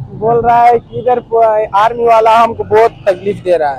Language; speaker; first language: Hindi; non-native, learner; Pashto